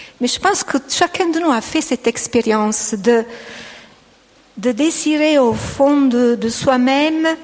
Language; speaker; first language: French; non-native, fluent; Italian